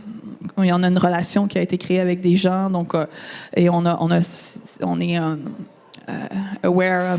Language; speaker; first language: French; native; French